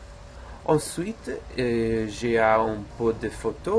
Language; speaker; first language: French; non-native, learner; English